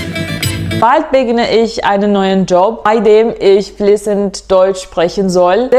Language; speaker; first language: German; non-native, fluent; Turkish